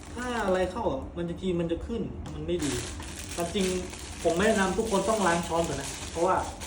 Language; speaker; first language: Thai; non-native, local second language; Northern Khmer